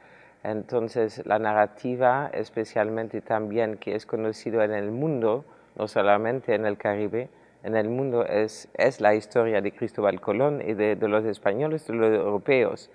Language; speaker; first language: Spanish; non-native, fluent; Dutch